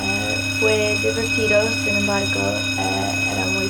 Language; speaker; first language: Spanish; non-native, learner; English